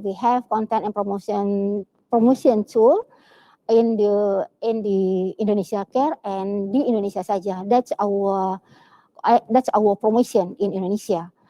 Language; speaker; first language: English; non-native, learner; Indonesian